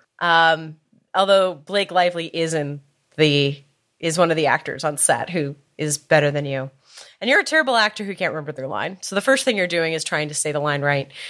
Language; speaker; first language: English; native; English